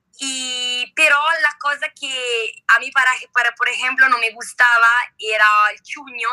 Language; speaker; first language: Spanish; non-native, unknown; Italian